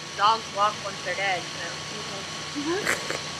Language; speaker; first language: English; native; English